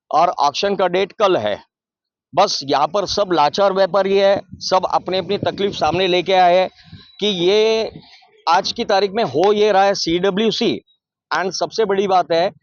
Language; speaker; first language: Hindi; non-native, local second language; Marathi